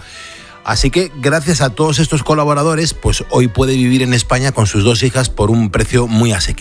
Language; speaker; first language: Spanish; native; Spanish